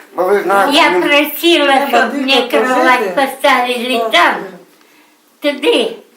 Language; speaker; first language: Russian; native; Russian